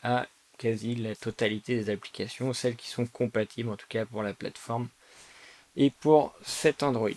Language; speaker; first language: French; native; French